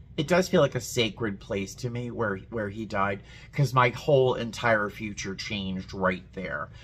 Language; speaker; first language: English; native; English